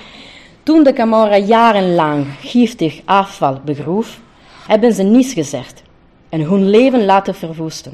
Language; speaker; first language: Dutch; non-native, fluent; Italian